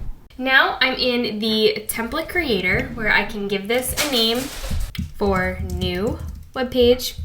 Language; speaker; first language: English; native; English